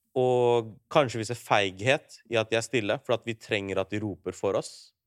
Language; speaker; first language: Norwegian; early bilingual, other home language; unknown